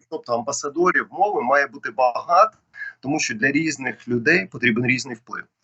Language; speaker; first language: Ukrainian; non-native, local second language; Russian